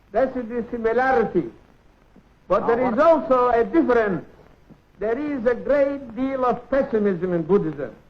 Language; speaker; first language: English; non-native, fluent; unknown